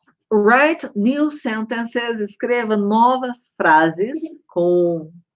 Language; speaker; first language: English; non-native, fluent; Portuguese